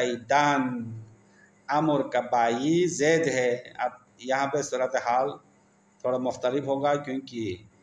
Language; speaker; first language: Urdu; non-native, local second language; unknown